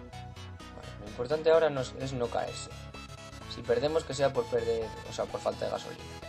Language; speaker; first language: Spanish; native; Spanish